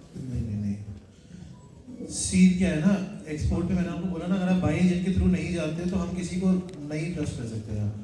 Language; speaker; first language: Hindi; native; Hindi